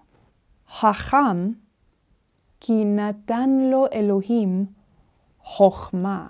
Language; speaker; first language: Hebrew; non-native, fluent; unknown